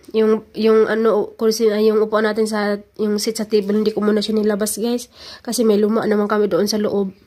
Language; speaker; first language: Filipino; non-native, local second language; Cebuano